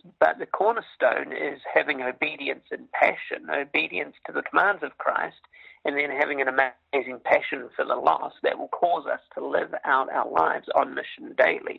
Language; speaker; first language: English; native; English